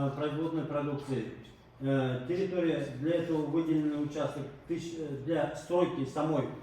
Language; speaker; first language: Russian; non-native, local second language; Kazakh